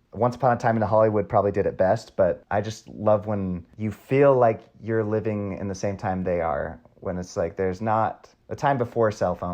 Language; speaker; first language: English; native; English